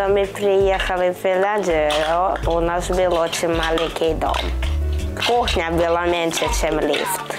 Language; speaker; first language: Russian; early bilingual, heritage; Russian